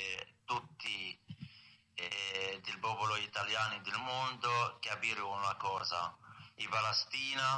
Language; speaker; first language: Italian; non-native, learner; Arabic